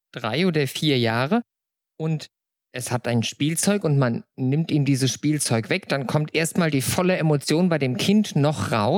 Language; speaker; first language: German; native; German